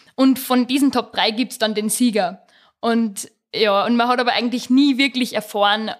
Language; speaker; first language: German; native; German